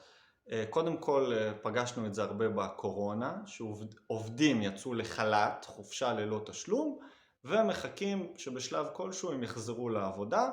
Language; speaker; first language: Hebrew; native; Hebrew